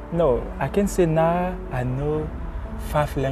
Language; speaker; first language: English; non-native, learner; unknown